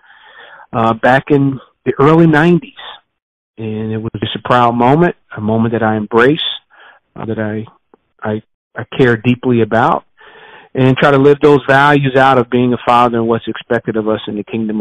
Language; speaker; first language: English; native; English